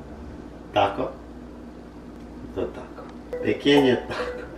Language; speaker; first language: Spanish; non-native, learner; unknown